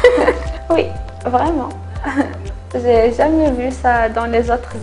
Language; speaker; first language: French; non-native, local second language; Kabyle